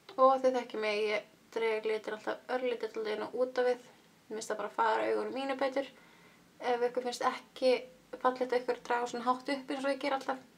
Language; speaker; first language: Icelandic; early bilingual, heritage; Icelandic